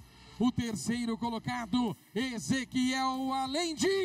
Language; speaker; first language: Portuguese; native; Portuguese